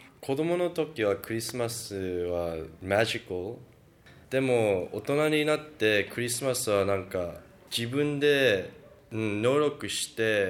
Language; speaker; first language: Japanese; early bilingual, heritage; Japanese